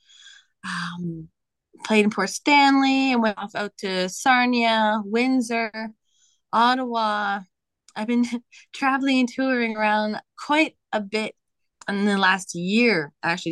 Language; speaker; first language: English; native; English